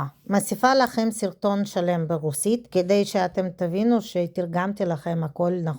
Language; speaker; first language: Hebrew; non-native, fluent; Russian